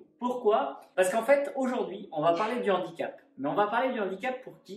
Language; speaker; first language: French; native; French